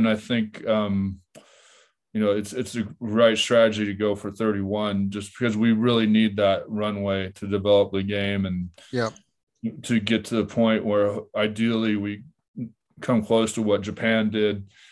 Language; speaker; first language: English; native; English